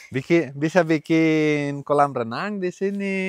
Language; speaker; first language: Indonesian; non-native, learner; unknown